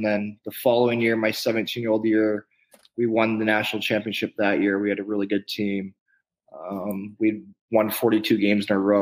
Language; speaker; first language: English; native; English